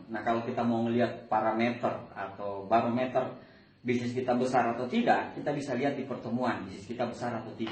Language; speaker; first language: Indonesian; native; Indonesian